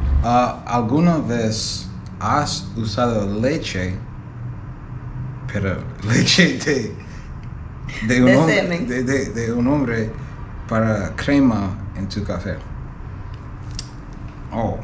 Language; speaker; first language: Spanish; non-native, learner; English